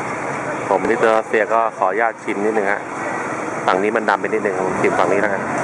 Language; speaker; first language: Thai; native; Thai